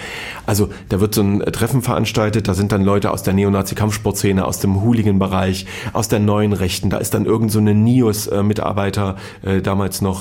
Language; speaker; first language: German; native; German